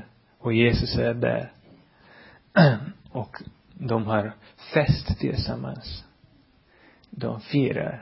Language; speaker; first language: Swedish; non-native, fluent; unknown